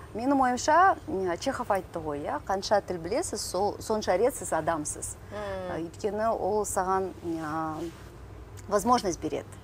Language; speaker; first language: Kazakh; non-native, local second language; Russian